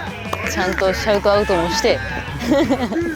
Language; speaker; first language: Japanese; non-native, fluent; Korean